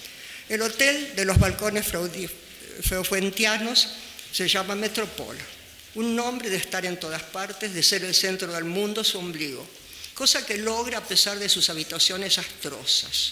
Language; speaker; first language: Spanish; native; Spanish